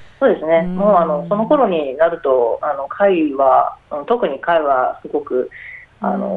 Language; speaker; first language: Japanese; native; Japanese